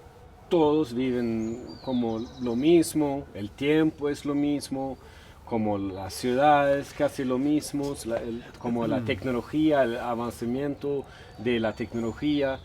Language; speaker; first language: Spanish; non-native, fluent; Swedish